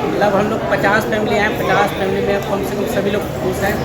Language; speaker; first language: Hindi; native; Hindi